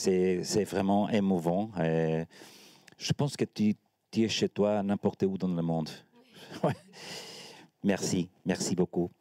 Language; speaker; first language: French; non-native, learner; Spanish